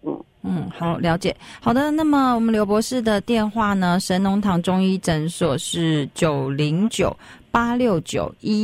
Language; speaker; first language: Chinese; native; Chinese